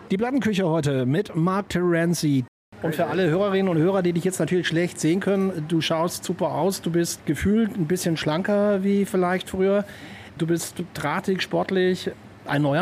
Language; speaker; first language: German; native; German